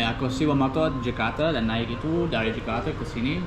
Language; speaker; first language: Indonesian; non-native, learner; English